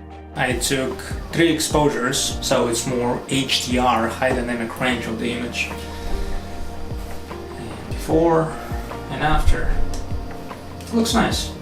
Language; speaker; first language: English; non-native, fluent; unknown